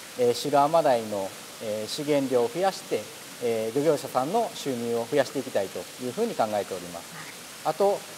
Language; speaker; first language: Japanese; native; Japanese